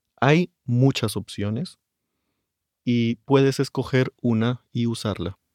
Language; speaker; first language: Spanish; native; Spanish